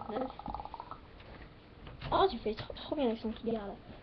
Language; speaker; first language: French; native; French